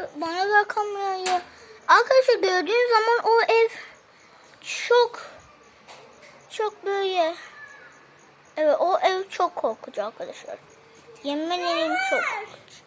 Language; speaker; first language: Turkish; early bilingual, heritage; Turkish